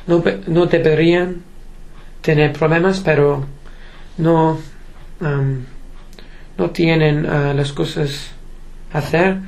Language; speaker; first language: Spanish; non-native, learner; English